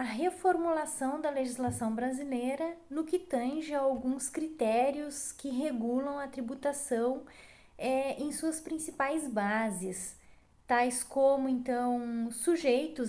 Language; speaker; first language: Portuguese; native; Portuguese